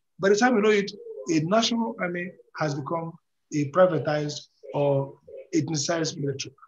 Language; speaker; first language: English; non-native, local second language; Igbo